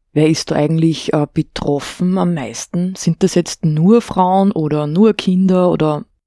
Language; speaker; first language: German; native; German